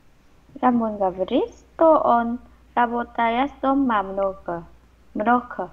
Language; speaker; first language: Russian; non-native, learner; Vietnamese